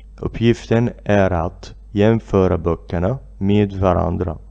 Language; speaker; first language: Swedish; non-native, fluent; Arabic